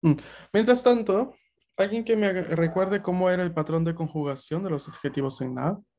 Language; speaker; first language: Spanish; native; Spanish